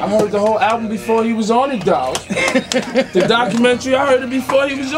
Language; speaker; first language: English; native; English